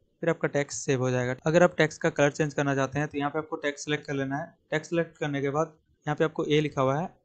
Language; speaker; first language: Hindi; native; Hindi